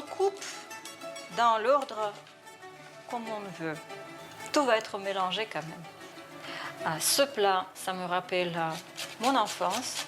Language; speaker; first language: French; non-native, fluent; Russian